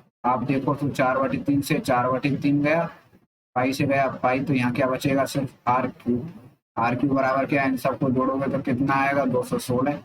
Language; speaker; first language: Hindi; native; Hindi